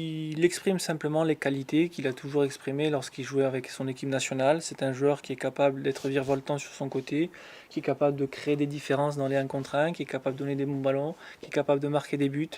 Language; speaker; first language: French; native; French